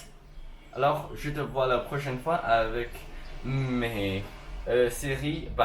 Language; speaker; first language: French; non-native, learner; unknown